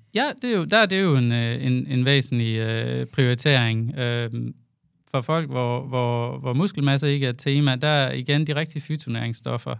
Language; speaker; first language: Danish; native; Danish